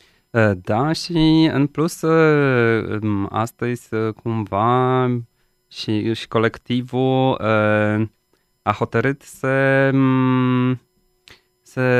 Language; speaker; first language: Romanian; non-native, fluent; Polish